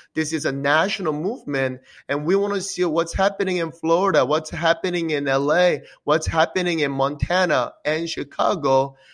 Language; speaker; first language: English; early bilingual, other home language; Korean